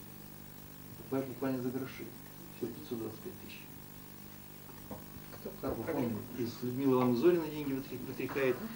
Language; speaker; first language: Russian; native; Russian